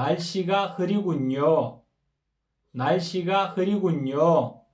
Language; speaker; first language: Korean; non-native, fluent; Kyrgyz